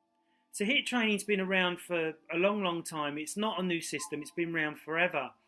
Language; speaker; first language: English; native; English